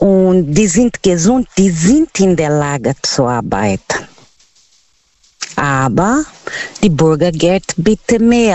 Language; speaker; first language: German; non-native, learner; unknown